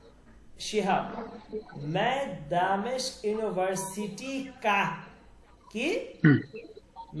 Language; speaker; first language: Hindi; non-native, learner; Bangla